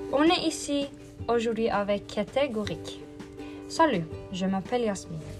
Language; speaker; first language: French; non-native, learner; Norwegian